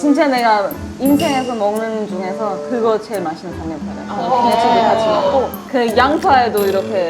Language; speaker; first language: Korean; non-native, fluent; German